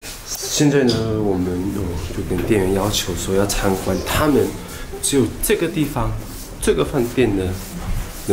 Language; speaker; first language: Chinese; native; Chinese